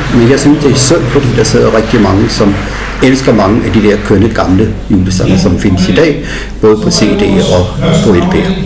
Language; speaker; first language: Danish; native; Danish